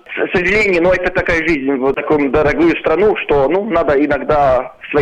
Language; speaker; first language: Russian; non-native, local second language; Latvian